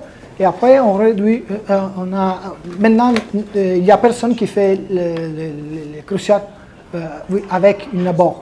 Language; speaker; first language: French; non-native, fluent; Italian